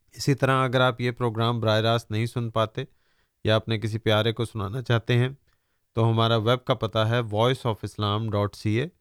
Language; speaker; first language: Urdu; native; Urdu